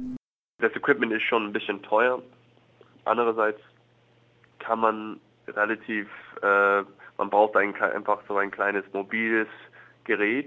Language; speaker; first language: German; non-native, fluent; English